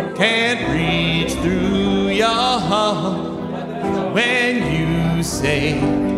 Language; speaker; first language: English; native; English